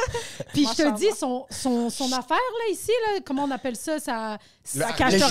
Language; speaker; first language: French; native; French